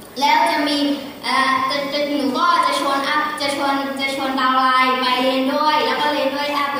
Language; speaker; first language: Thai; non-native, fluent; Burmese